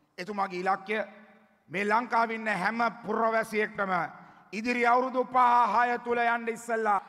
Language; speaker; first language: Sinhala; native; Sinhala